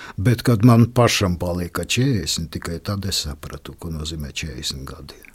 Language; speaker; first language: Latvian; non-native, local second language; Russian